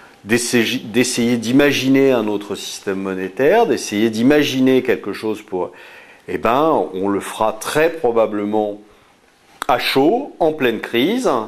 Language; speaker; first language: French; native; French